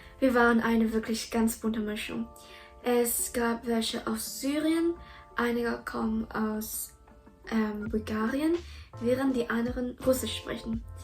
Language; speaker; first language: German; early bilingual, other home language; Vietnamese